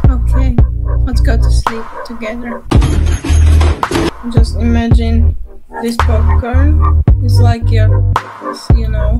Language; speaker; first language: English; non-native, learner; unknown